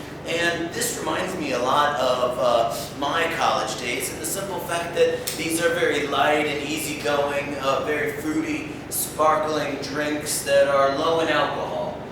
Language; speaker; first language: English; native; English